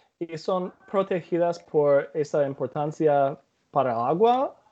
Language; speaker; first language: Spanish; non-native, learner; English